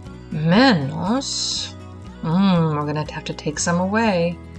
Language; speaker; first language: English; native; English